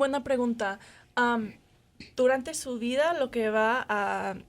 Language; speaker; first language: Spanish; non-native, fluent; English